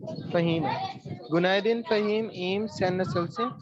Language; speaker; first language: Turkish; non-native, learner; Urdu